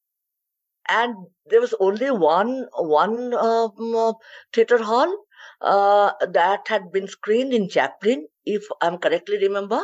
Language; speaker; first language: English; non-native, local second language; Bangla